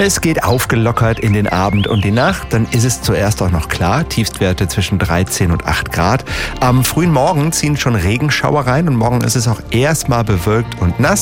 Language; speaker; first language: German; native; German